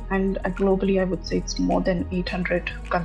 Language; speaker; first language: English; non-native, local second language; Marathi